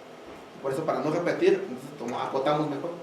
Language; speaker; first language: Spanish; native; Spanish